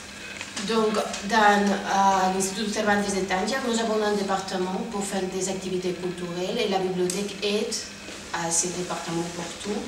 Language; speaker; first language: French; non-native, fluent; Spanish